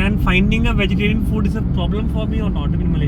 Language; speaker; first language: English; non-native, local second language; Hindi